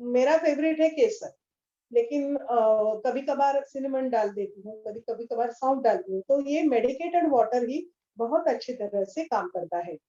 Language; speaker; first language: Hindi; non-native, local second language; Marathi